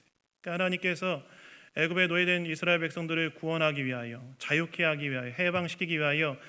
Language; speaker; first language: Korean; native; Korean